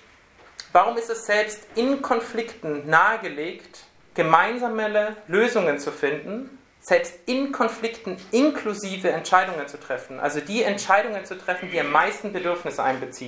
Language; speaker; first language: German; native; German